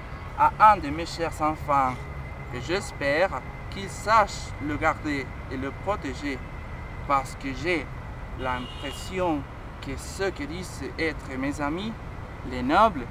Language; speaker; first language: French; non-native, learner; Spanish